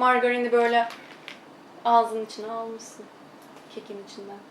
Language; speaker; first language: Turkish; native; Turkish